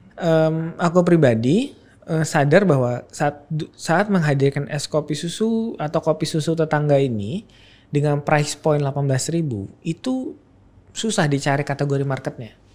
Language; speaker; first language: Indonesian; native; Indonesian